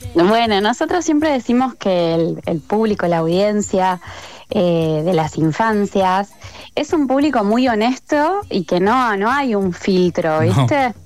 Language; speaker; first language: Spanish; native; Spanish